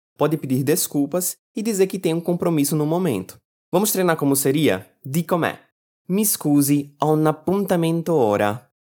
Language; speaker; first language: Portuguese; native; Portuguese